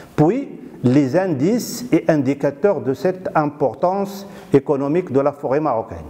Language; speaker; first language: French; non-native, local second language; Arabic